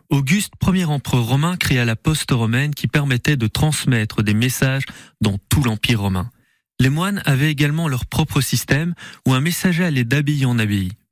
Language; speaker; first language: French; native; French